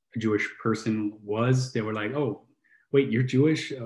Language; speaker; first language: English; non-native, fluent; Italian